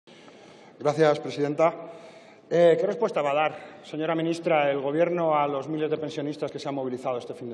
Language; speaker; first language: Spanish; native; Spanish